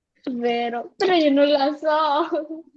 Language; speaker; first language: Italian; early bilingual, other home language; Bangla